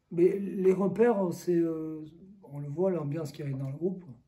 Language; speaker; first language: French; native; French